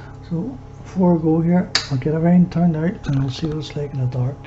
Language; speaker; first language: English; native; English